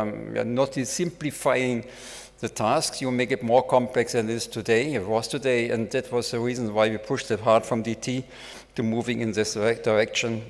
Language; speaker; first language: English; non-native, fluent; German